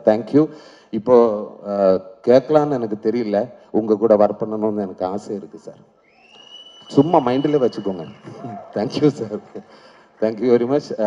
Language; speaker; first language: Tamil; non-native, learner; Malayalam